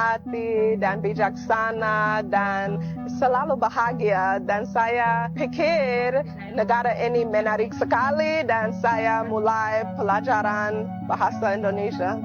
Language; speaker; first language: Indonesian; non-native, fluent; English